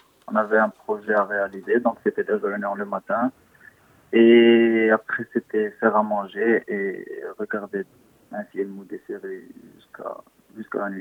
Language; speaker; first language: French; non-native, local second language; Arabic